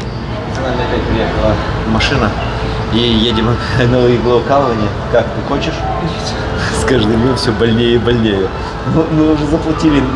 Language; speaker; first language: Russian; native; Russian